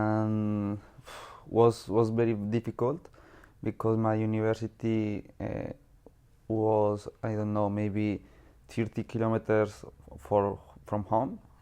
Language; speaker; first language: English; non-native, learner; Spanish